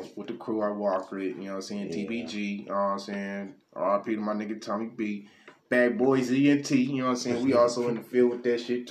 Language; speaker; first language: English; native; English